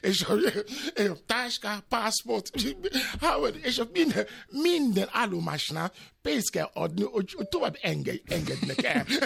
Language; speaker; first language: Hungarian; non-native, learner; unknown